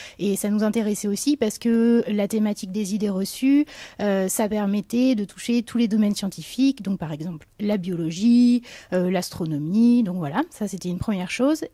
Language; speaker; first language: French; native; French